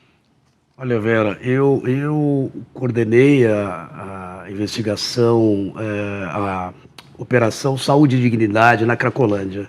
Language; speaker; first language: Portuguese; native; Portuguese